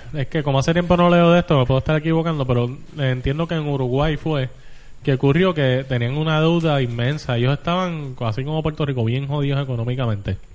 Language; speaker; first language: Spanish; native; Spanish